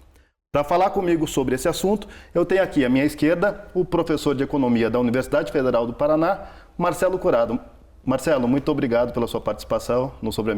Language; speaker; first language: Portuguese; native; Portuguese